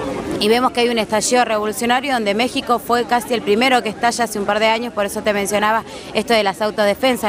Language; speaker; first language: Spanish; native; Spanish